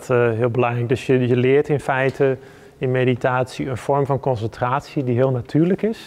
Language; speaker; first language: Dutch; native; Dutch